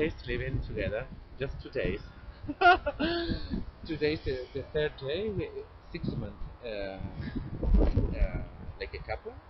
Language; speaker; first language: English; non-native, learner; Spanish